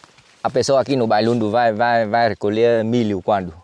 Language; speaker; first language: Portuguese; non-native, learner; Vietnamese